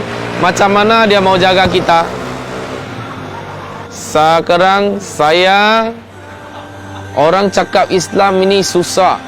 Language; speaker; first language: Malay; non-native, local second language; Chinese